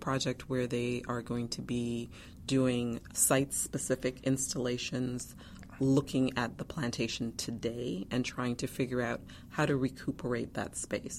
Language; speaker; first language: English; early bilingual, other home language; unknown